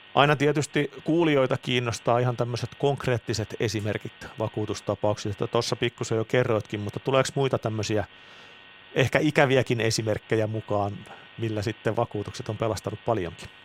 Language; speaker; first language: Finnish; native; Finnish